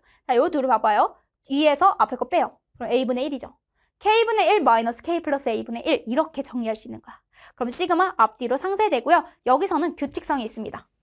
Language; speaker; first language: Korean; native; Korean